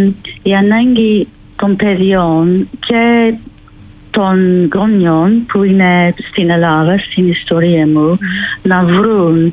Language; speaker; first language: Greek; non-native, fluent; English